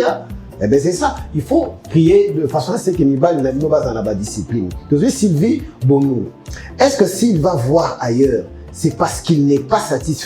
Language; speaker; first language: French; non-native, local second language; Lingala